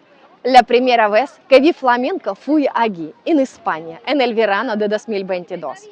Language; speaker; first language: Spanish; non-native, fluent; Ukrainian